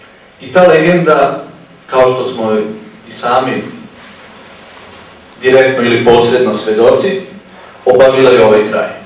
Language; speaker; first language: Serbian; native; Serbian